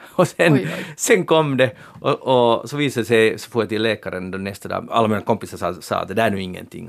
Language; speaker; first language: Swedish; native; Swedish